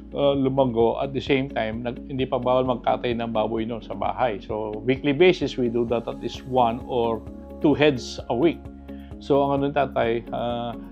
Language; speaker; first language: Filipino; native; Filipino